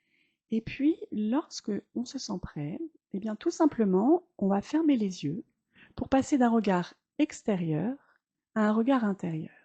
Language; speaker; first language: French; native; French